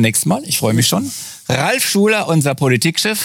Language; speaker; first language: German; native; German